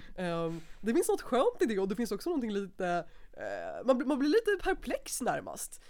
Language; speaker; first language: Swedish; native; Swedish